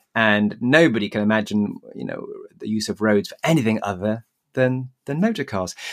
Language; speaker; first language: English; native; English